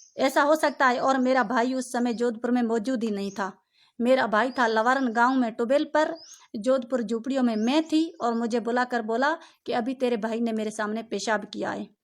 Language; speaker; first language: Urdu; non-native, local second language; Sindhi